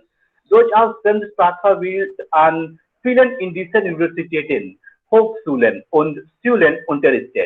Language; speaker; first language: German; non-native, fluent; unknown